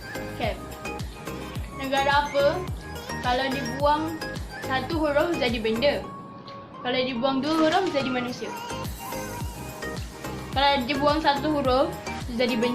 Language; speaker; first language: Malay; native; Malay